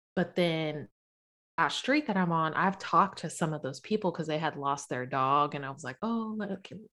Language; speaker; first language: English; native; English